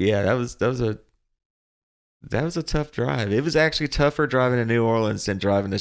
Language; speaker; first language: English; native; English